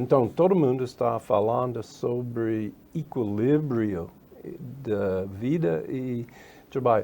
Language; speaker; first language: Portuguese; non-native, fluent; English